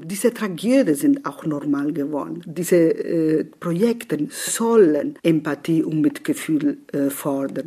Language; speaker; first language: German; non-native, fluent; Italian